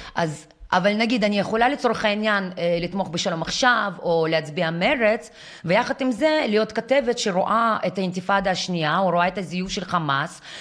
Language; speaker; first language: Hebrew; non-native, fluent; Ukrainian